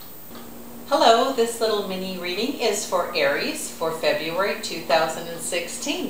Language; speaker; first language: English; native; English